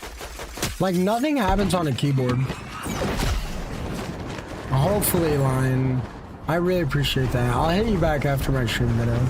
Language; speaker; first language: English; native; English